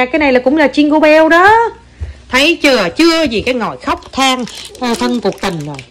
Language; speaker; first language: Vietnamese; native; Vietnamese